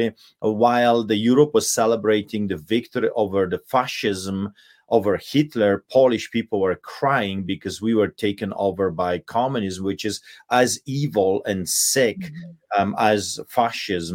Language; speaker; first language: English; non-native, fluent; Polish